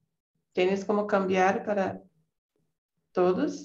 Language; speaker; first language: Spanish; non-native, learner; Portuguese